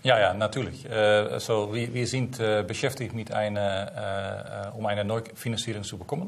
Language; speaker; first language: German; non-native, learner; Dutch